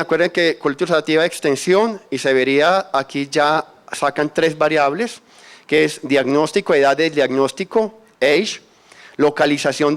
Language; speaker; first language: Spanish; native; Spanish